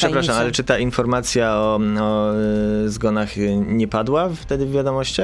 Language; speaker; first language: Polish; native; Polish